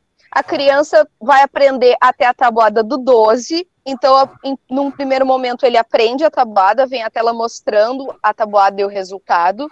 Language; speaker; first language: Portuguese; native; Portuguese